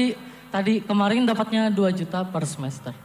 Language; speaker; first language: Indonesian; native; Indonesian